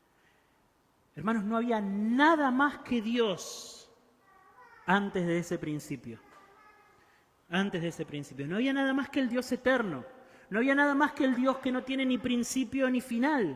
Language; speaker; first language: Spanish; native; Spanish